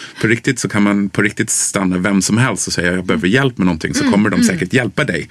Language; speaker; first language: Swedish; early bilingual, other home language; English